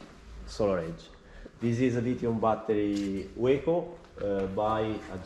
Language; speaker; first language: English; non-native, learner; Italian